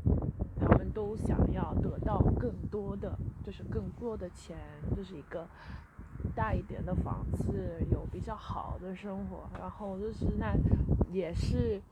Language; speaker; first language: Chinese; early bilingual, heritage; Chinese